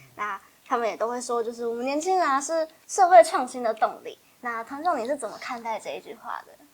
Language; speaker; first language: Chinese; native; Chinese